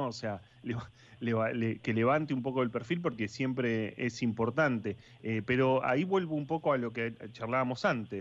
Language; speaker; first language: Spanish; native; Spanish